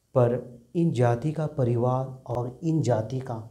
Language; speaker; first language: Hindi; non-native, local second language; Nepali